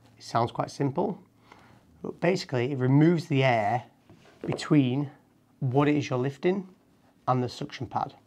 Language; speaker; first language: English; native; English